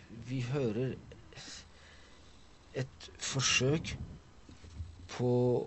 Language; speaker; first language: Norwegian; non-native, fluent; Persian